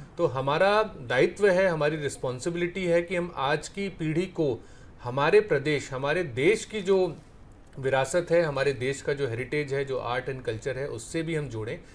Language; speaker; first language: Hindi; native; Hindi